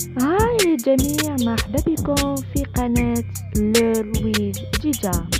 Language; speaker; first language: Arabic; native; Arabic